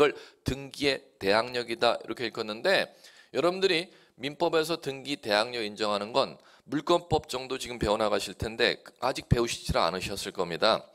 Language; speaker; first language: Korean; native; Korean